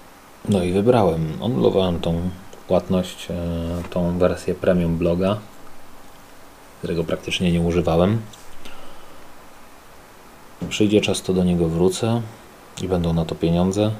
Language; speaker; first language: Polish; native; Polish